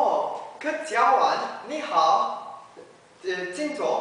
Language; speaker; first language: Chinese; non-native, learner; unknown